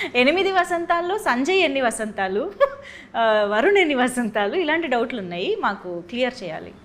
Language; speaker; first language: Telugu; native; Telugu